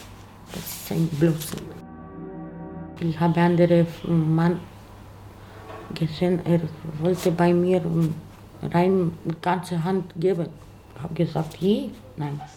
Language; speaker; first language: German; non-native, learner; Romanian